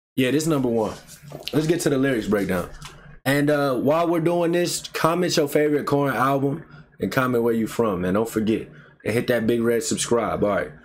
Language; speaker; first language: English; native; English